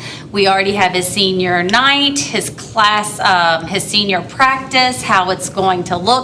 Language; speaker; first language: English; native; English